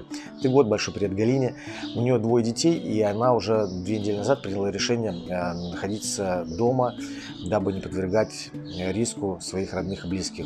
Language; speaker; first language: Russian; native; Russian